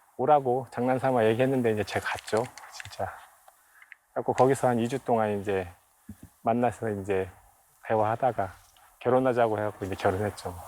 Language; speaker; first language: Korean; native; Korean